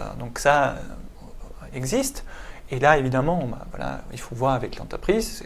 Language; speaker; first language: French; non-native, fluent; German